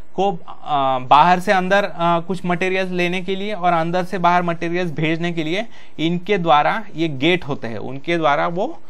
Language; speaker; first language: Hindi; non-native, local second language; Marathi